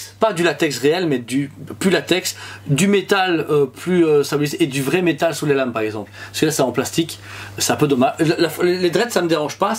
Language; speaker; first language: French; native; French